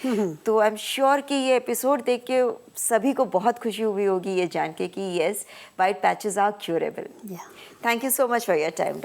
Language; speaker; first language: Hindi; native; Hindi